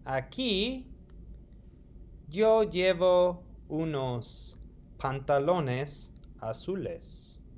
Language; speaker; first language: Spanish; non-native, fluent; English